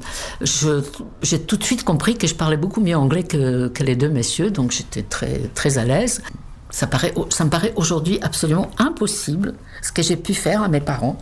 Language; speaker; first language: French; non-native, fluent; Czech